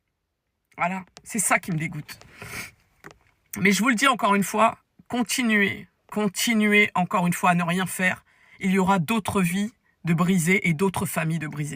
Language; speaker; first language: French; native; French